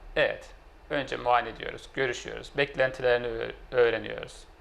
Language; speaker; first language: Turkish; native; Turkish